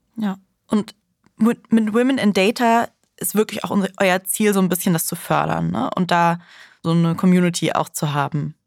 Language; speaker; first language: German; native; German